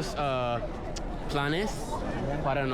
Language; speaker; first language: Spanish; non-native, learner; English